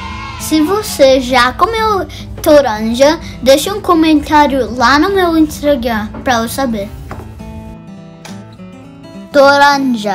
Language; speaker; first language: Portuguese; early bilingual, heritage; Portuguese